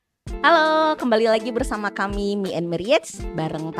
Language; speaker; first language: Indonesian; native; Indonesian